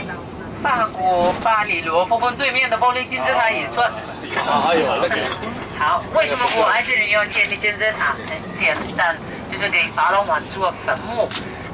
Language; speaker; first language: Chinese; non-native, fluent; Arabic